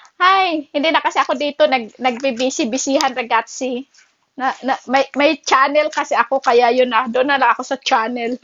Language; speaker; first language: Filipino; native; Filipino